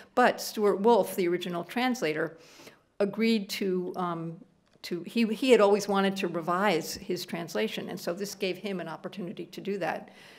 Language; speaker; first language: English; native; English